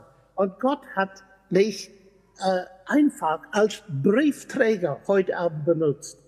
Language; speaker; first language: German; non-native, fluent; English